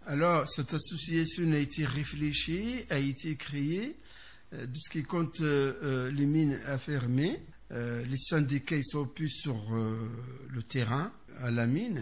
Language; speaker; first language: French; non-native, fluent; Arabic